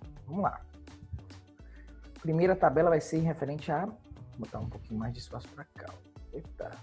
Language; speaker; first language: Portuguese; native; Portuguese